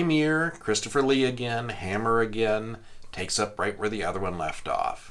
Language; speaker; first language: English; native; English